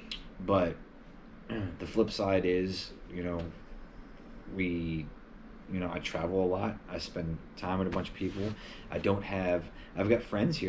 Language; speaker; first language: English; native; English